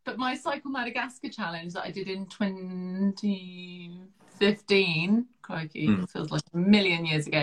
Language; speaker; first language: English; native; English